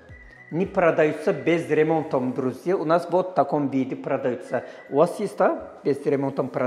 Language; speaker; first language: Russian; non-native, fluent; Turkish